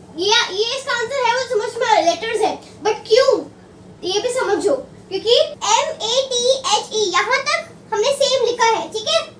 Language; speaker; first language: Hindi; native; Hindi